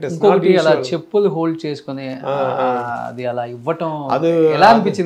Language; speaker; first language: Telugu; native; Telugu